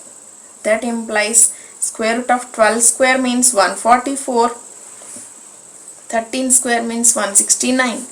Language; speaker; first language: English; non-native, local second language; Telugu